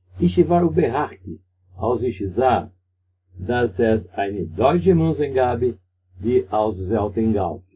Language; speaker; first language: German; non-native, learner; Portuguese